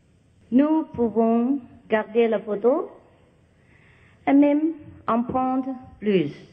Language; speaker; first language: French; non-native, learner; Vietnamese